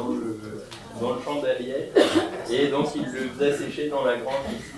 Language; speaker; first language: French; native; French